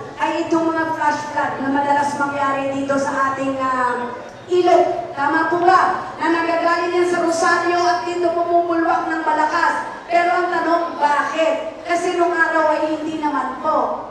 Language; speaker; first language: Filipino; native; Filipino